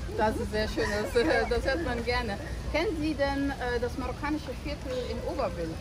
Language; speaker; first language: German; early bilingual, other home language; Arabic